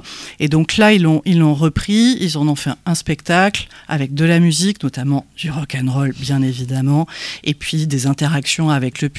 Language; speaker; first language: French; native; French